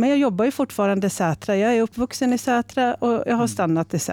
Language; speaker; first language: Swedish; native; Swedish